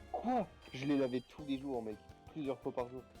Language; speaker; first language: French; native; French